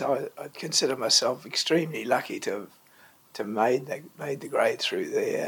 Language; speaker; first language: English; native; English